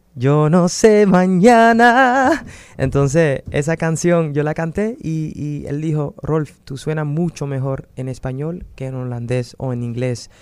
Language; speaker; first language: Spanish; early bilingual, other home language; Dutch